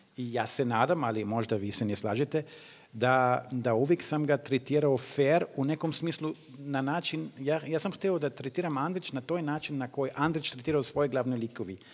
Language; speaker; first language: Serbian; non-native, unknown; German